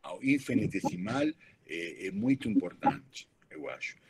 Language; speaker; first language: Portuguese; non-native, learner; Spanish